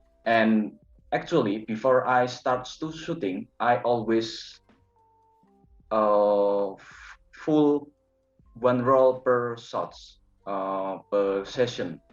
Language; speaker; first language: English; non-native, learner; Indonesian